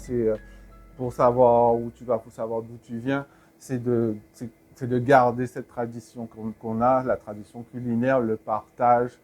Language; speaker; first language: French; native; French